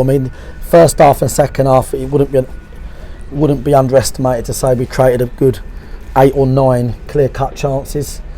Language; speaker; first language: English; native; English